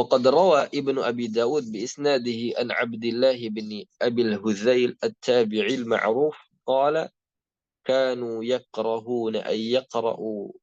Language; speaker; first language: Arabic; non-native, fluent; Indonesian